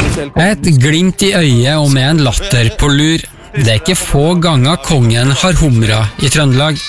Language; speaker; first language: Norwegian; native; Norwegian